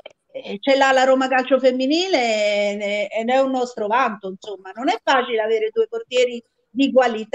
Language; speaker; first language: Italian; native; Italian